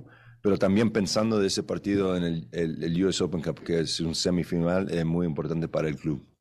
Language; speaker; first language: Spanish; early bilingual, heritage; Spanish